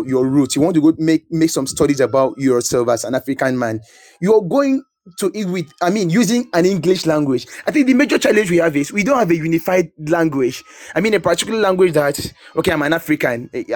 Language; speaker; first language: English; non-native, local second language; Ibibio